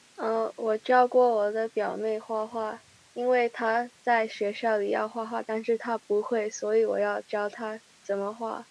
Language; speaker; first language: Chinese; early bilingual, heritage; Chinese